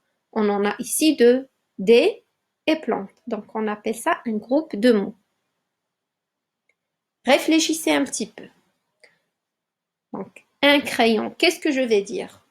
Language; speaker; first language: French; non-native, local second language; Arabic